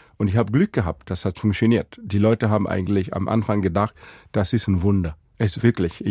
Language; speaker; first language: German; non-native, fluent; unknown